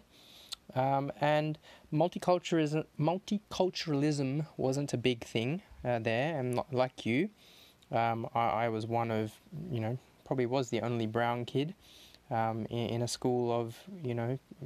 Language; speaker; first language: English; native; English